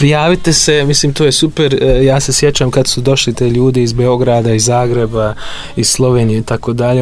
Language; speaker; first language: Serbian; non-native, fluent; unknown